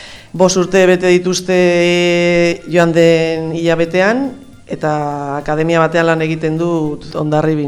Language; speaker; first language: Basque; non-native, local second language; Spanish